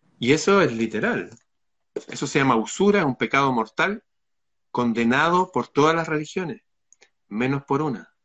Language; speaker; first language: Spanish; native; Spanish